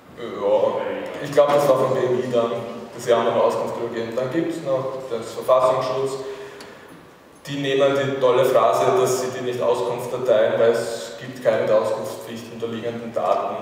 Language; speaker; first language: German; native; German